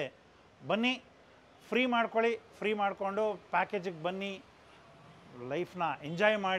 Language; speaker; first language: Kannada; native; Kannada